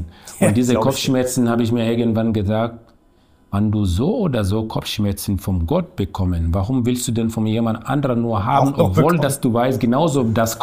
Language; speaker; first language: German; non-native, learner; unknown